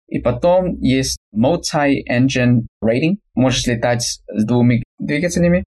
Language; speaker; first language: Russian; non-native, fluent; English